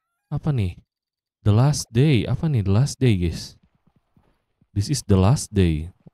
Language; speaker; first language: English; non-native, learner; Indonesian